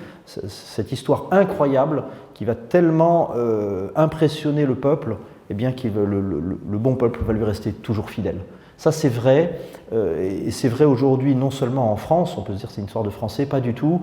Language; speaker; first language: French; native; French